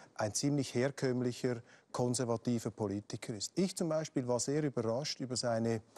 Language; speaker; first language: German; native; German